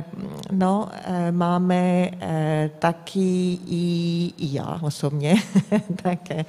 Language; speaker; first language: Czech; non-native, fluent; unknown